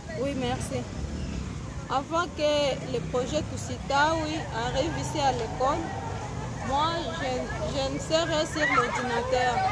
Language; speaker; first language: French; non-native, learner; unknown